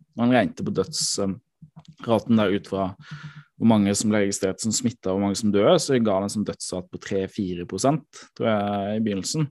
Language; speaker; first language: Norwegian; native; Norwegian